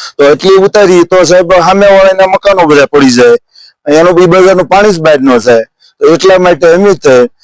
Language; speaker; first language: Gujarati; native; Gujarati